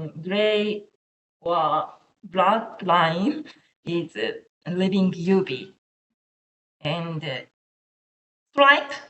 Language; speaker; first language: English; non-native, learner; Japanese